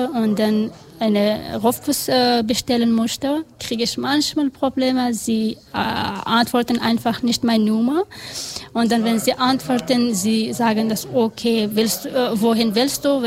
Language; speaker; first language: German; non-native, learner; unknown